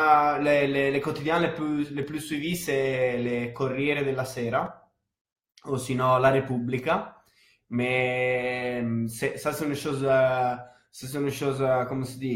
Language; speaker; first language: French; non-native, fluent; Italian